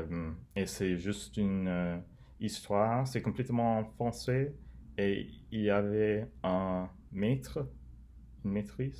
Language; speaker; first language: French; non-native, learner; English